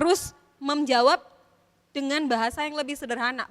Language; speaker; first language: Indonesian; native; Indonesian